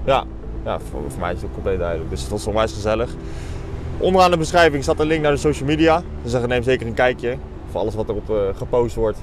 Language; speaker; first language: Dutch; native; Dutch